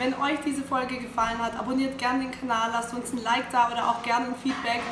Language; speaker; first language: German; native; German